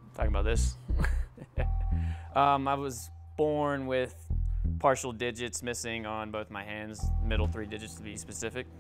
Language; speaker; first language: English; native; English